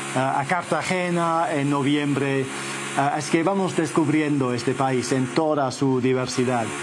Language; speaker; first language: Spanish; non-native, fluent; English